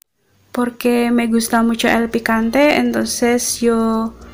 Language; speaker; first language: Spanish; non-native, fluent; Indonesian